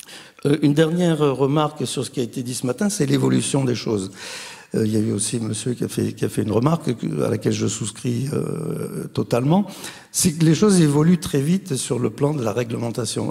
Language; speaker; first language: French; native; French